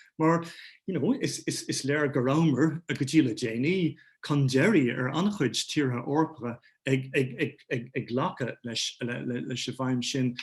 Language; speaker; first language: Irish; non-native, local second language; English